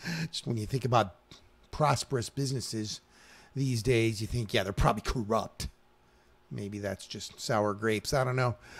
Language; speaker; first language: English; native; English